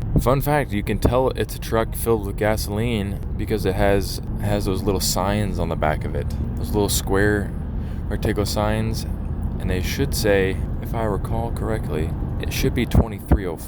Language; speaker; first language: English; native; English